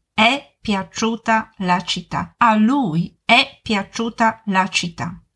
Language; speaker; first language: Italian; non-native, fluent; Polish